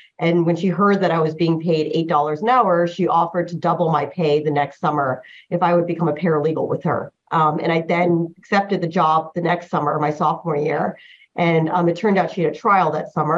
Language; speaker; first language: English; early bilingual, other home language; Chinese